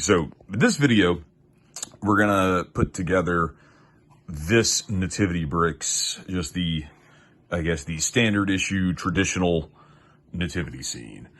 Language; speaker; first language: English; native; English